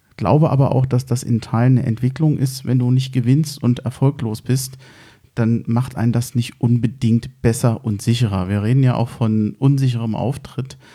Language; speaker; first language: German; native; German